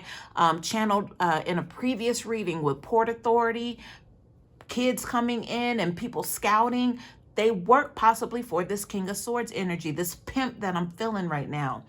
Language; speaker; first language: English; native; English